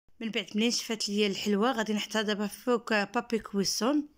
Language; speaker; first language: Arabic; native; Arabic